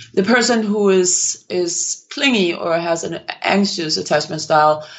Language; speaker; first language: English; non-native, fluent; Danish